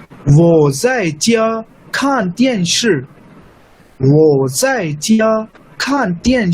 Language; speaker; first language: Chinese; non-native, fluent; Urdu